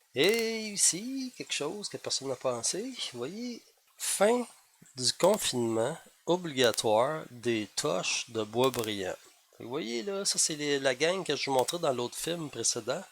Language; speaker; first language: French; native; French